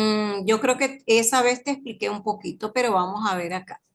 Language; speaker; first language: Spanish; native; Spanish